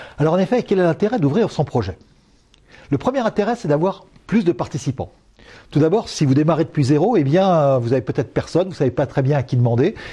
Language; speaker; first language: French; native; French